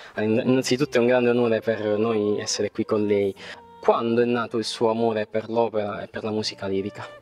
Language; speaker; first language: Italian; native; Italian